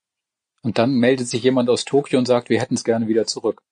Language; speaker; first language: German; native; German